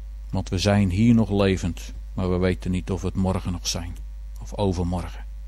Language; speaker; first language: Dutch; native; Dutch